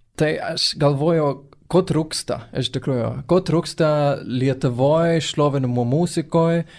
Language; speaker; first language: Lithuanian; non-native, fluent; Swedish